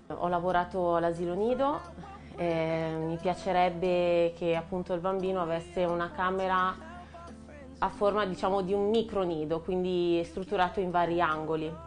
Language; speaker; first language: Italian; native; Italian